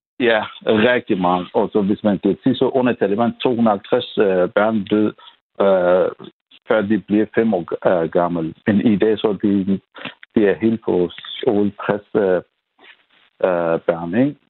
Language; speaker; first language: Danish; non-native, fluent; Persian